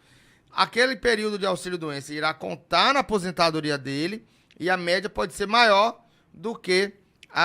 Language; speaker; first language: Portuguese; native; Portuguese